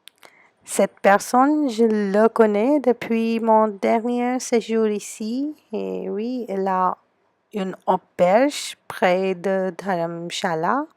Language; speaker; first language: French; non-native, fluent; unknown